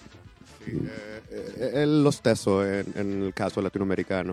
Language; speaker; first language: Italian; non-native, learner; Spanish